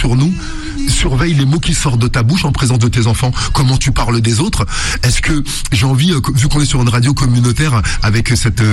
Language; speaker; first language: French; native; French